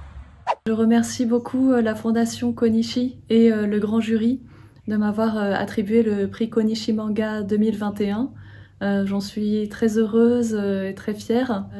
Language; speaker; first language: French; native; French